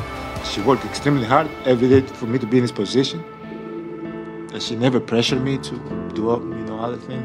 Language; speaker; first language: English; non-native, fluent; Greek